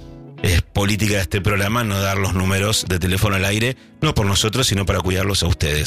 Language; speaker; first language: Spanish; native; Spanish